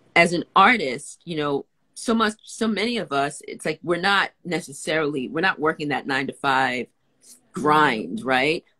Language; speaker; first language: English; native; English